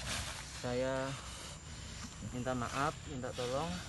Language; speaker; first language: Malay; non-native, local second language; Javanese